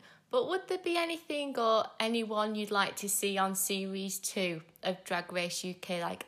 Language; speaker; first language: English; native; English